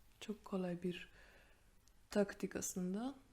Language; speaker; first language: Turkish; non-native, fluent; Polish